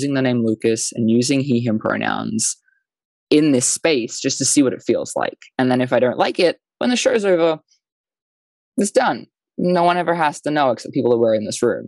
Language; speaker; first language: English; native; English